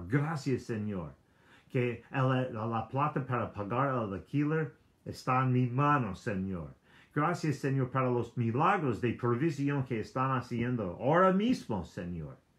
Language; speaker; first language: Spanish; non-native, learner; English